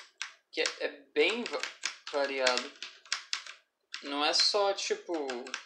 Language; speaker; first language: Portuguese; native; Portuguese